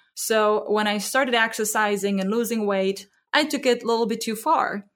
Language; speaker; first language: English; non-native, fluent; Czech